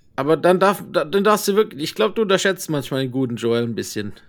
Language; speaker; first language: German; native; German